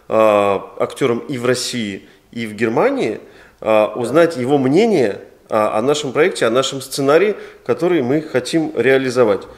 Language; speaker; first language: Russian; native; Russian